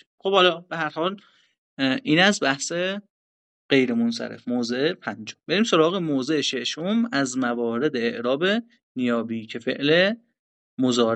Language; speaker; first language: Persian; native; Persian